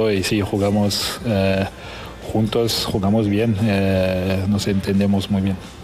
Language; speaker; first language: Spanish; non-native, fluent; French